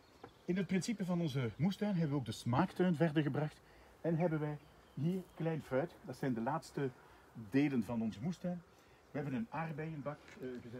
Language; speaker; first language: Dutch; native; Dutch